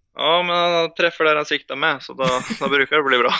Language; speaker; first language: Swedish; non-native, fluent; Norwegian